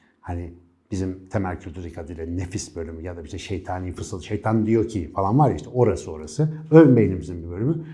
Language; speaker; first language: Turkish; native; Turkish